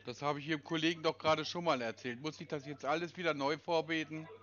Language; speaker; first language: German; native; German